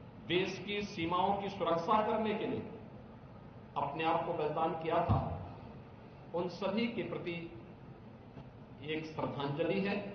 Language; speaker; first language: Hindi; native; Hindi